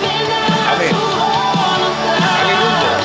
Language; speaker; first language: Spanish; native; Spanish